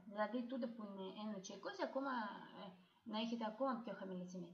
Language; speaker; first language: Greek; non-native, learner; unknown